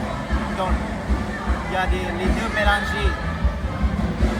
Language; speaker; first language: French; non-native, fluent; Thai